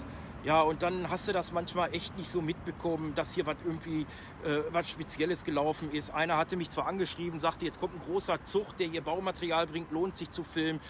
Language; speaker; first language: German; native; German